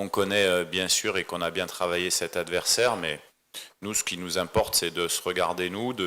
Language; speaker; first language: French; native; French